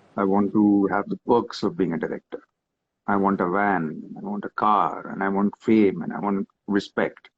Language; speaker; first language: English; non-native, local second language; Hindi